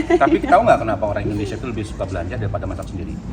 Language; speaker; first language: Indonesian; native; Indonesian